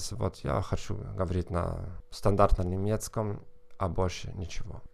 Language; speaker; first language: Russian; non-native, fluent; German